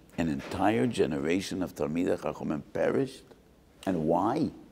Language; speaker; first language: English; native; English